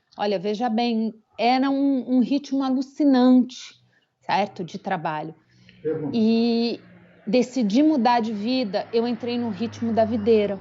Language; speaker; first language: Portuguese; native; Portuguese